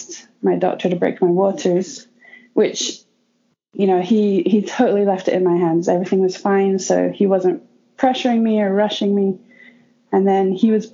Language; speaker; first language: English; native; English